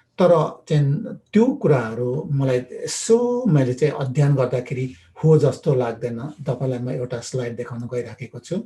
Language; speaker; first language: Nepali; non-native, local second language; Limbu